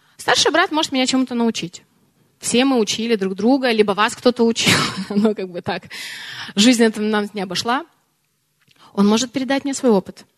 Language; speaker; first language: Russian; early bilingual, heritage; Russian